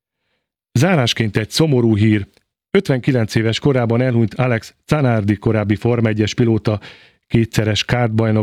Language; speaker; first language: Hungarian; native; Hungarian